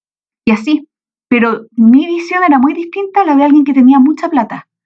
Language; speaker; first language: Spanish; native; Spanish